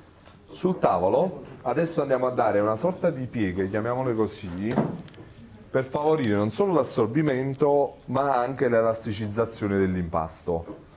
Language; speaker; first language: Italian; native; Italian